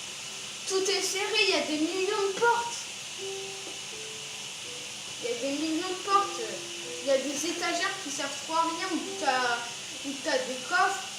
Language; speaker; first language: French; native; French